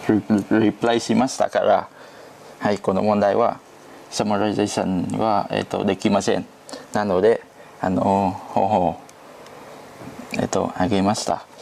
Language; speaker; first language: Japanese; non-native, learner; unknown